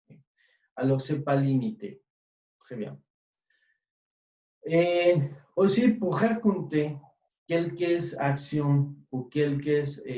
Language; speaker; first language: French; non-native, fluent; Spanish